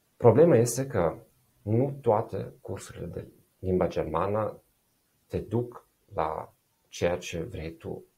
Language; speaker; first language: Romanian; non-native, fluent; German